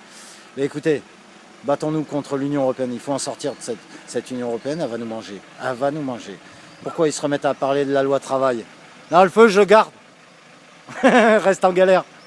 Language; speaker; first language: French; native; French